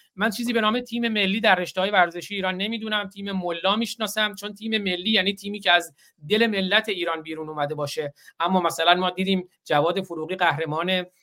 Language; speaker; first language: Persian; non-native, local second language; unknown